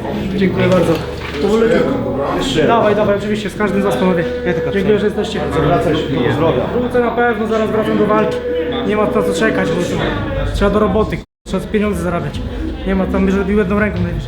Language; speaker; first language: Polish; native; Polish